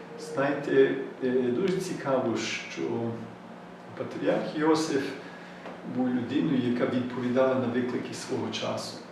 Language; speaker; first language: Ukrainian; early bilingual, heritage; Ukrainian